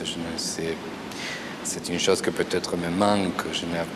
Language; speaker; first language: French; non-native, fluent; Spanish